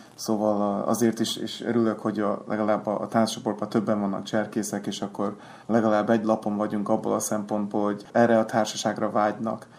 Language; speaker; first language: Hungarian; early bilingual, heritage; Hungarian